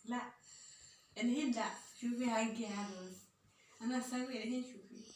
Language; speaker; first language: Arabic; non-native, learner; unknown